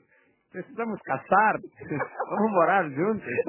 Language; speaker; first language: Spanish; non-native, fluent; Portuguese